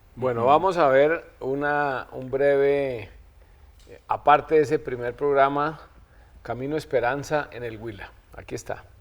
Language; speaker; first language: Spanish; native; Spanish